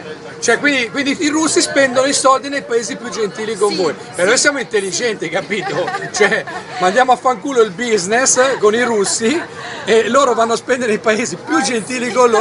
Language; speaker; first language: Italian; native; Italian